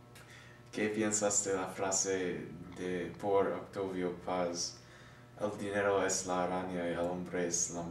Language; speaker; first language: Spanish; non-native, learner; English